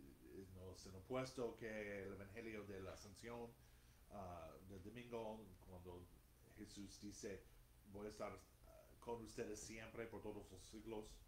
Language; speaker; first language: Spanish; non-native, fluent; English